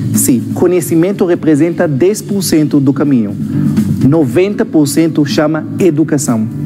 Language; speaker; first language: Portuguese; non-native, fluent; Hebrew